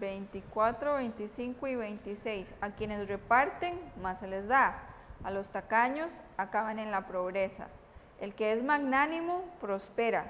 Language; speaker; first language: Spanish; native; Spanish